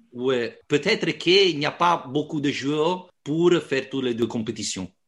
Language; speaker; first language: French; non-native, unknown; Italian